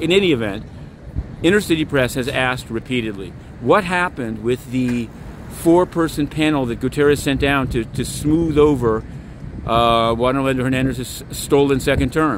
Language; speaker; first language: English; native; English